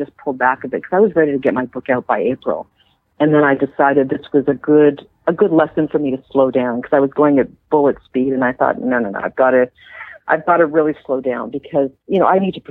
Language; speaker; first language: English; native; English